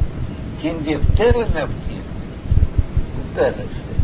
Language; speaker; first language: Greek; non-native, learner; Russian